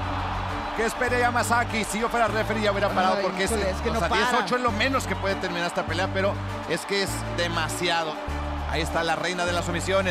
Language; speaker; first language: Spanish; native; Spanish